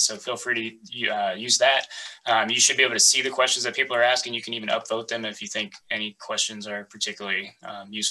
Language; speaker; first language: English; native; English